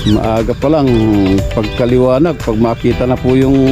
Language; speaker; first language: Filipino; non-native, local second language; Pangasinan